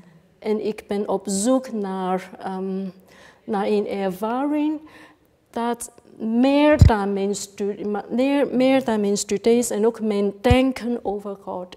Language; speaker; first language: Dutch; non-native, fluent; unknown